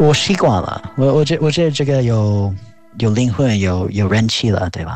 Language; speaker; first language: Chinese; non-native, fluent; English